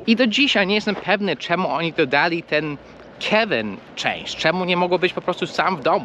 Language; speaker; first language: Polish; non-native, fluent; English